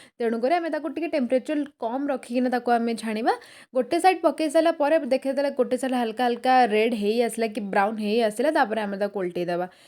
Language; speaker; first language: Odia; native; Odia